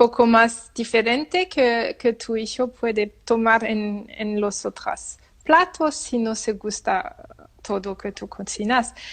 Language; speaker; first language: Spanish; non-native, learner; French